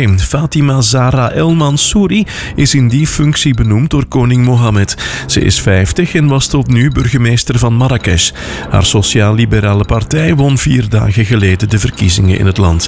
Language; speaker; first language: Dutch; native; Dutch